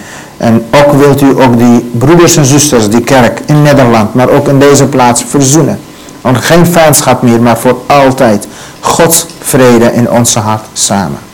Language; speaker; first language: Dutch; non-native, learner; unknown